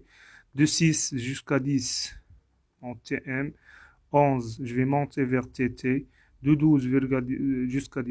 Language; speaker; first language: French; non-native, local second language; Arabic